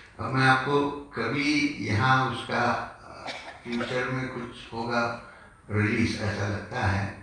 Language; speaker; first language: Hindi; non-native, local second language; Malayalam